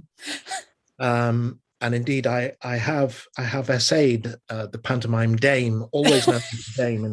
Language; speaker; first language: English; native; English